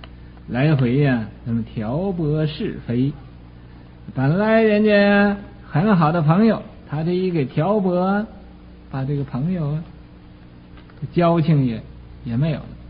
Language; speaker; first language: Chinese; native; Chinese